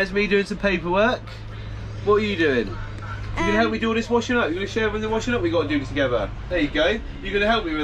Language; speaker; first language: English; native; English